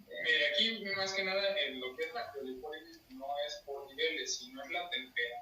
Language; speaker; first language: Spanish; native; Spanish